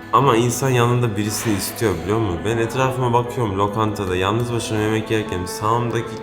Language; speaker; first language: Turkish; native; Turkish